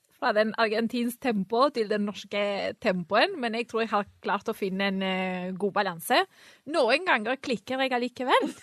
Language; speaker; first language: Norwegian; non-native, fluent; Spanish